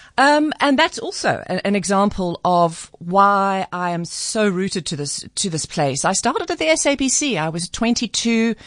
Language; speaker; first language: English; native; English